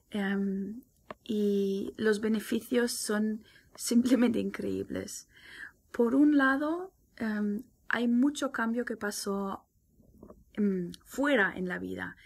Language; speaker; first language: Spanish; non-native, fluent; German